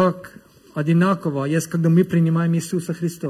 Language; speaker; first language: Russian; non-native, learner; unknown